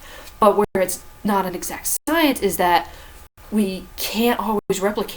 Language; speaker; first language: English; native; English